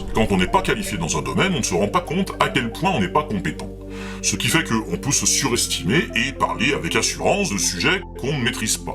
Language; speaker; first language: French; native; French